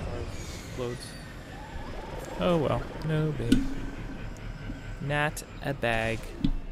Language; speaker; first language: English; native; English